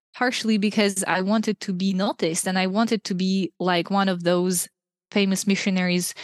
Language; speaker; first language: English; non-native, fluent; Russian